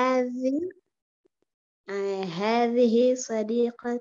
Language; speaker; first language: Arabic; non-native, learner; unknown